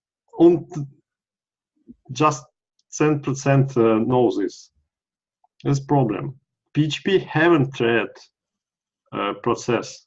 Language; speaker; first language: English; non-native, learner; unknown